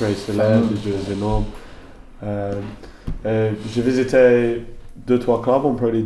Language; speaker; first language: French; non-native, learner; English